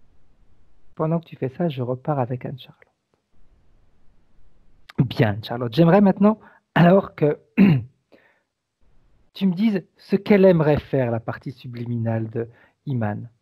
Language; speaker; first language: French; native; French